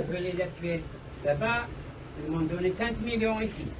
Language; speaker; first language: French; non-native, local second language; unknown